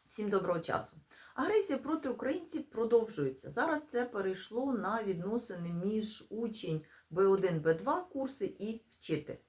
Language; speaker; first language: Ukrainian; non-native, local second language; Russian